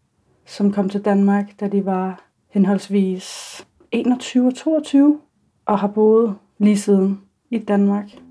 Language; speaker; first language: Danish; early bilingual, other home language; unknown